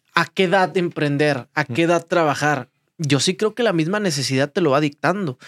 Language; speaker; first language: Spanish; native; Spanish